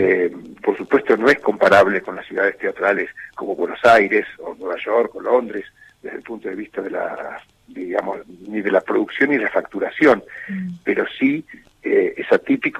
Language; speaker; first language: Spanish; native; Spanish